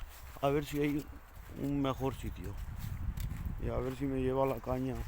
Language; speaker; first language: Spanish; non-native, fluent; Punjabi